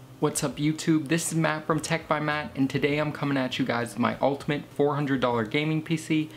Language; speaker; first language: English; native; English